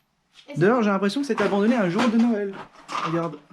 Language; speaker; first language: French; native; French